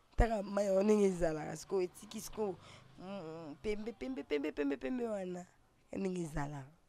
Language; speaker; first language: Lingala; non-native, local second language; Swahili